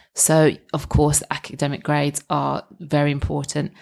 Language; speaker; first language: English; native; English